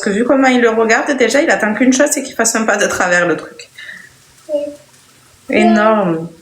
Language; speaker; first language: French; native; French